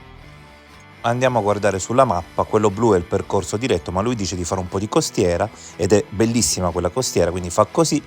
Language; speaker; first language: Italian; native; Italian